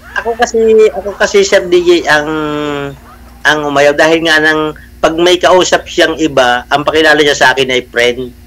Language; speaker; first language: Filipino; native; Filipino